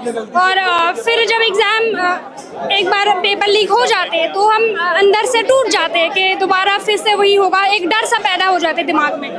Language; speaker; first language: Hindi; non-native, local second language; Assamese